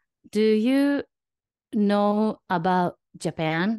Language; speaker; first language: English; non-native, learner; Japanese